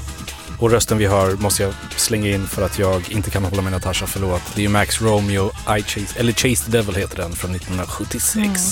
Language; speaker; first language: Swedish; native; Swedish